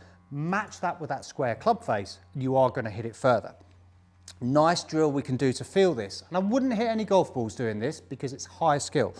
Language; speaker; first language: English; native; English